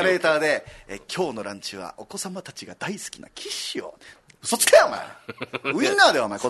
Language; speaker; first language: Japanese; native; Japanese